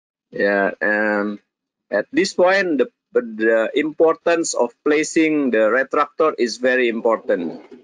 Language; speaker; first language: English; non-native, fluent; Indonesian